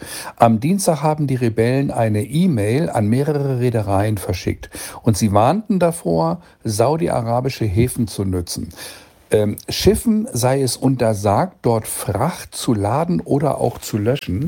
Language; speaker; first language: German; native; German